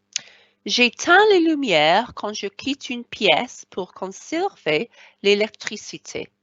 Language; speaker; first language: French; non-native, fluent; Welsh